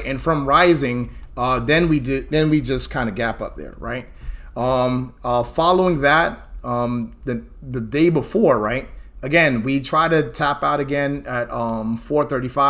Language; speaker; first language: English; native; English